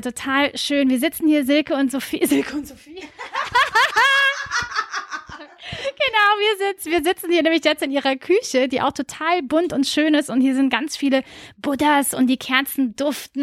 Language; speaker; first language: German; native; German